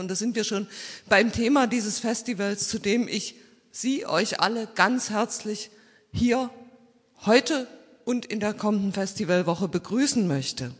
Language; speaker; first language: German; native; German